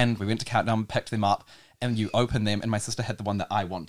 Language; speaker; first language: English; native; English